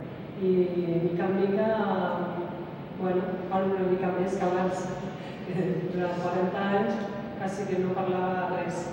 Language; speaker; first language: Catalan; non-native, local second language; Spanish